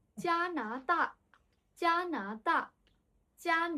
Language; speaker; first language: Chinese; non-native, learner; Burmese